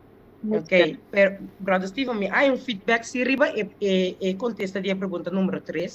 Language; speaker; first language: Dutch; non-native, local second language; Papiamento